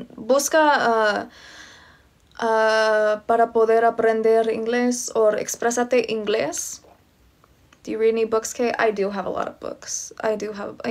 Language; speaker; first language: Spanish; non-native, fluent; English